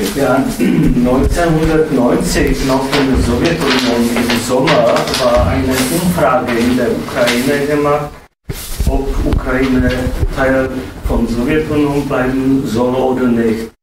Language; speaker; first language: German; non-native, fluent; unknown